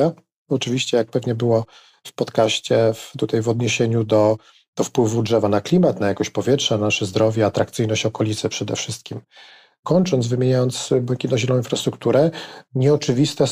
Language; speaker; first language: Polish; native; Polish